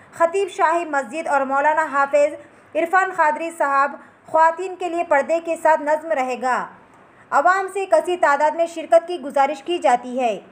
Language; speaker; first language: Urdu; native; Urdu